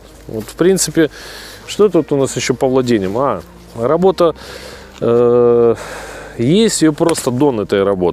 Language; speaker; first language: Russian; native; Russian